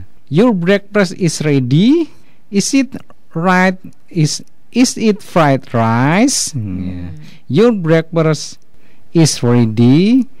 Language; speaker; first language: English; non-native, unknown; Indonesian